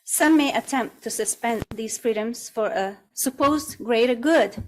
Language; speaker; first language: English; non-native, fluent; Russian